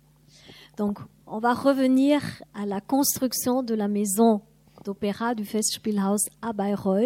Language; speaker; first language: French; non-native, fluent; German